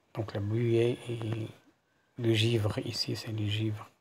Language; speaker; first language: French; non-native, local second language; Arabic